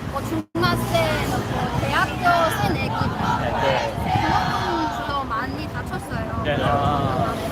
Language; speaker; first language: Korean; non-native, learner; Cantonese